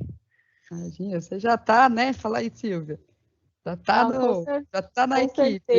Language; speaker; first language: Portuguese; native; Portuguese